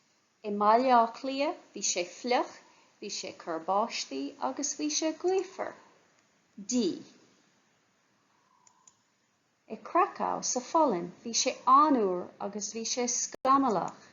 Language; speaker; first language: Irish; non-native, fluent; English